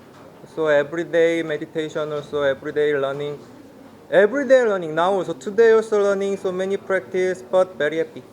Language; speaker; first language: English; non-native, learner; Korean